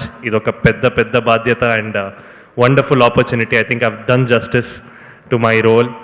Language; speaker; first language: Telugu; non-native, learner; Kannada